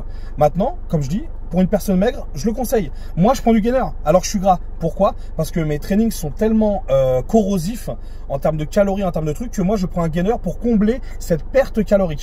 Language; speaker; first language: French; native; French